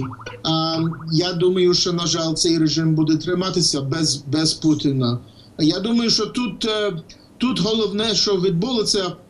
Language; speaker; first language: Ukrainian; early bilingual, heritage; English